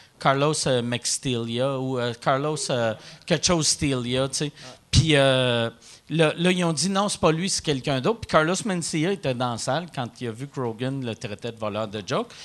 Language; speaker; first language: French; native; French